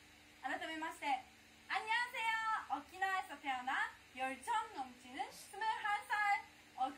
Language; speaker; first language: Korean; non-native, learner; Japanese